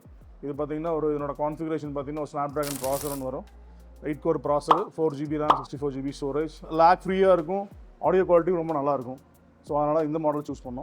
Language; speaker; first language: Tamil; native; Tamil